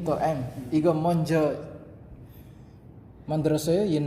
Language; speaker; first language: Korean; non-native, learner; Javanese